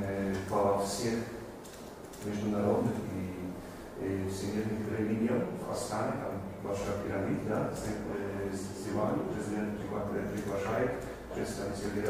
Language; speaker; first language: Russian; non-native, fluent; Polish